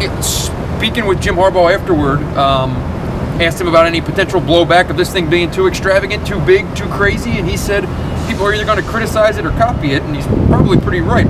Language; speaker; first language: English; native; English